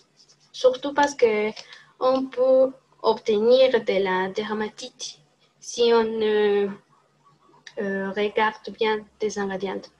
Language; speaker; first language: French; non-native, learner; Spanish